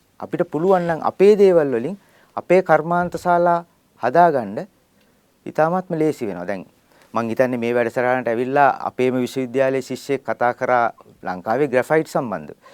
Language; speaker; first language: Sinhala; native; Sinhala